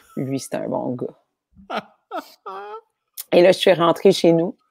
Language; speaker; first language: French; native; French